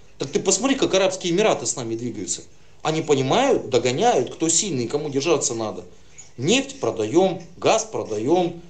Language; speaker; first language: Russian; native; Russian